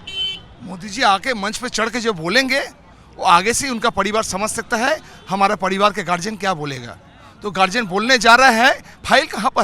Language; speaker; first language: Hindi; non-native, local second language; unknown